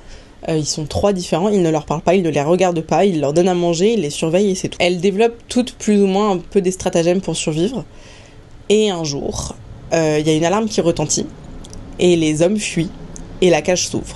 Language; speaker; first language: French; native; French